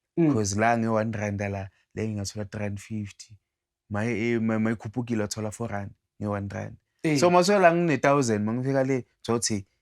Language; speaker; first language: Zulu; non-native, fluent; Tsonga